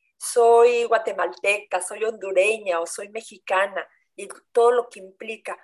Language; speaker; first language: Spanish; native; Spanish